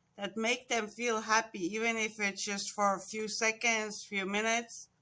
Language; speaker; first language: English; non-native, fluent; Estonian